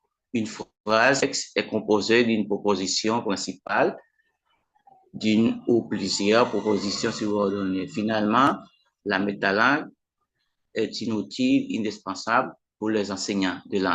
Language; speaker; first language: French; non-native, fluent; Spanish